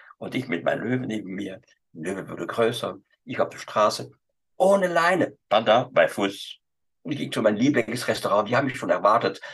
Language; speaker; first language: German; non-native, fluent; French